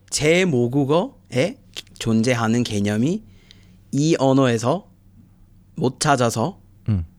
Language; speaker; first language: Korean; non-native, fluent; English